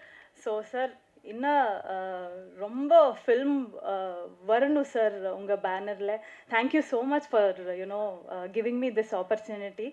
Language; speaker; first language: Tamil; non-native, learner; Kannada